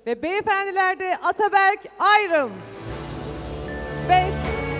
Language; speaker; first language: Turkish; native; Turkish